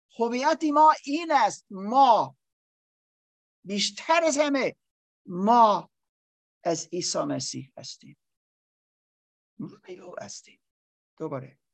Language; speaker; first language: Persian; non-native, learner; English